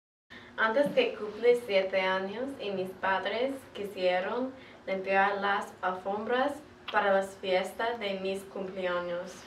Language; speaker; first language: Spanish; non-native, learner; English